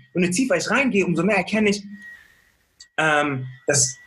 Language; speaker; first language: German; early bilingual, other home language; Akan